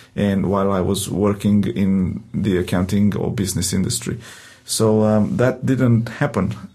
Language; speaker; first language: English; non-native, fluent; Romanian